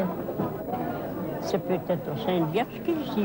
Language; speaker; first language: French; non-native, fluent; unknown